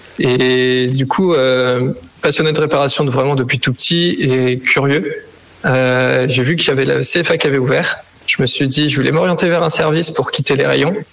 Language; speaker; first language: French; native; French